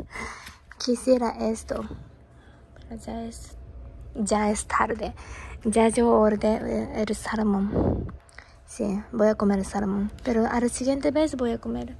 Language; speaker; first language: Spanish; non-native, fluent; Japanese